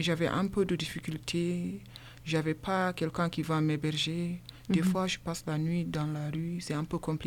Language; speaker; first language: French; non-native, local second language; Soninke